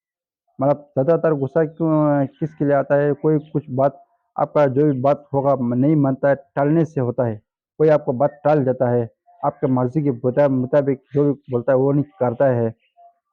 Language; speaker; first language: Hindi; non-native, fluent; Tibetan